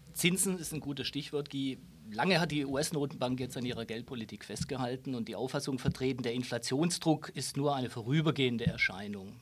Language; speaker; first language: German; non-native, local second language; Luxembourgish